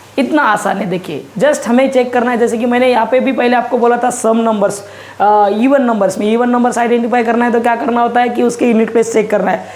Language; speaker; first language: Hindi; non-native, local second language; Marathi